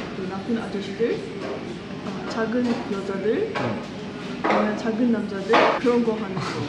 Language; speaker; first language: Korean; non-native, learner; Uzbek